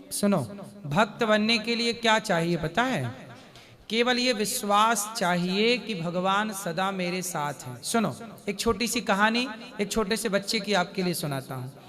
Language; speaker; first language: Hindi; native; Hindi